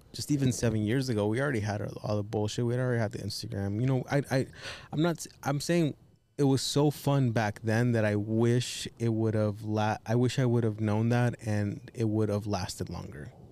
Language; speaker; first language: English; early bilingual, other home language; Spanish